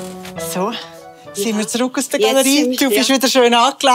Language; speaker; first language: German; native; German